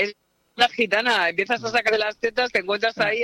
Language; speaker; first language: Spanish; native; Spanish